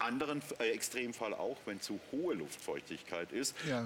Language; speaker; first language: German; native; German